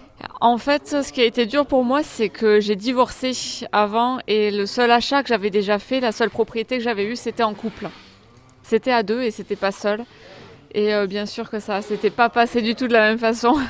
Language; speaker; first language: French; native; French